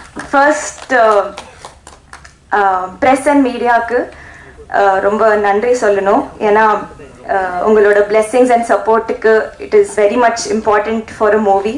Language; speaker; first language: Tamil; non-native, learner; Telugu